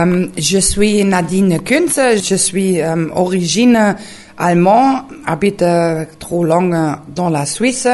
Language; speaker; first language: French; non-native, learner; German